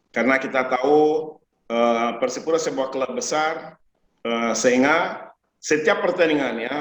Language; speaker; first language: Malay; non-native, fluent; Portuguese